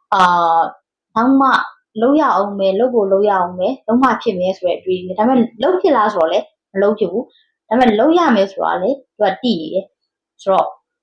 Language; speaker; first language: Burmese; native; Burmese